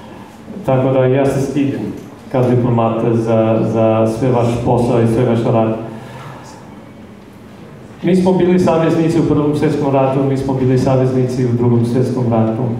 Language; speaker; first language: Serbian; non-native, fluent; English